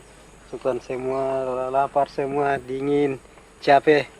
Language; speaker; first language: Indonesian; non-native, local second language; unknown